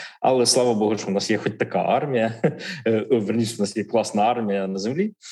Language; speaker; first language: Ukrainian; native; Ukrainian